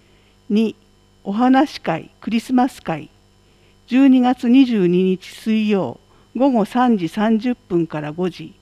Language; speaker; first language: Japanese; native; Japanese